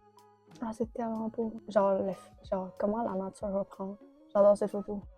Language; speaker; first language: French; native; French